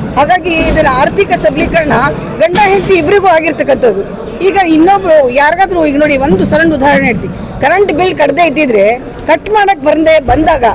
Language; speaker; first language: Kannada; non-native, local second language; Urdu